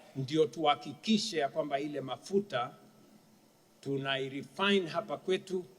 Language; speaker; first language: Swahili; non-native, local second language; Kalenjin